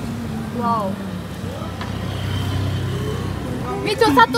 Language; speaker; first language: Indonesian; non-native, learner; Korean